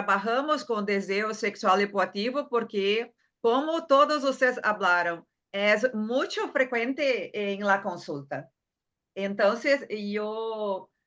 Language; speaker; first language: Spanish; non-native, learner; Portuguese